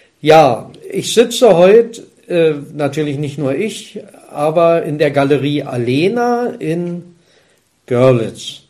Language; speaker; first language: German; native; German